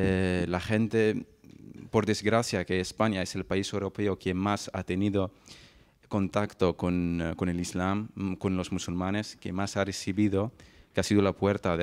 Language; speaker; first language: Spanish; non-native, fluent; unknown